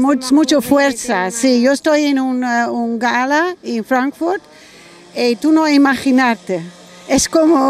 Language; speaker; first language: Spanish; non-native, learner; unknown